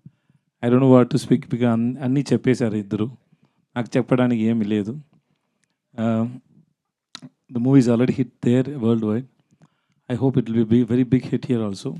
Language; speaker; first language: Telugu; non-native, learner; Tamil